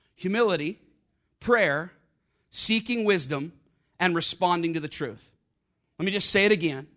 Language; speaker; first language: English; native; English